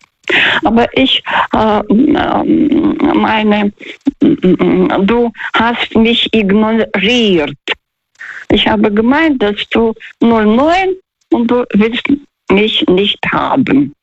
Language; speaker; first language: German; non-native, fluent; Russian